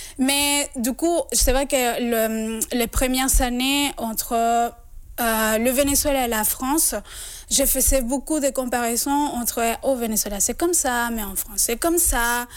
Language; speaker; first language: French; non-native, fluent; Spanish